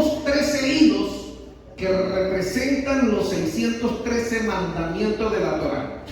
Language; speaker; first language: Spanish; native; Spanish